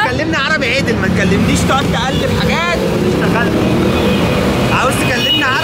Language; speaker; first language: Spanish; non-native, learner; Arabic